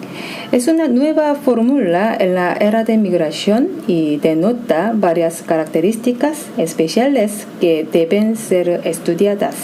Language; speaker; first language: Spanish; non-native, fluent; Korean